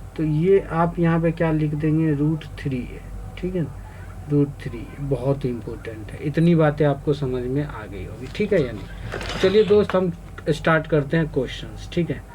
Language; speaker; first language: Hindi; native; Hindi